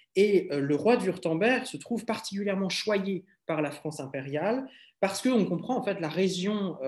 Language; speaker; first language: French; native; French